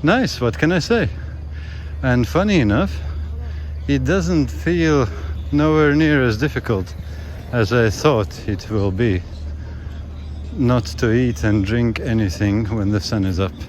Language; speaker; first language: English; non-native, fluent; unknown